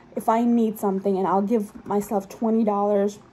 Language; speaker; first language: English; non-native, local second language; Urdu